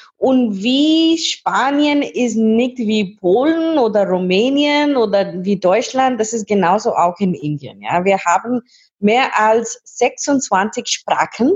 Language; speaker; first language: German; non-native, learner; Hindi